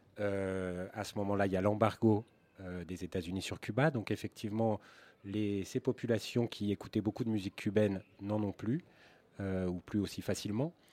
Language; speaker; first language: French; native; French